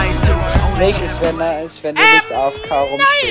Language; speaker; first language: German; native; German